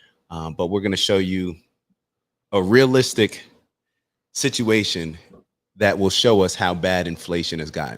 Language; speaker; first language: English; native; English